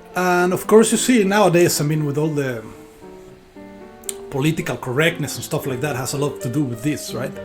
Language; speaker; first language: English; non-native, fluent; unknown